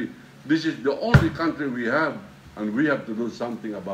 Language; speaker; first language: English; non-native, local second language; Filipino